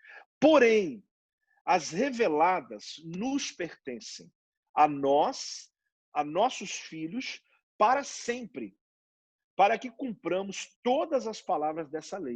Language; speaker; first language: Portuguese; native; Portuguese